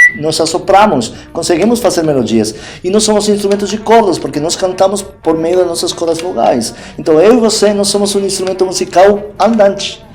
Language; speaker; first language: Portuguese; non-native, fluent; Spanish